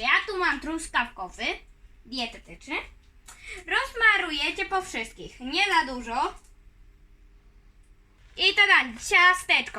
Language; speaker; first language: Polish; early bilingual, heritage; Polish